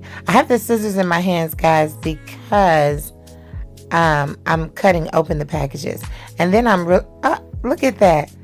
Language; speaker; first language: English; native; English